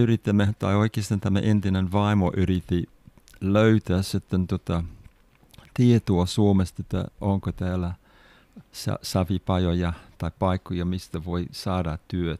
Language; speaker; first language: Finnish; non-native, fluent; English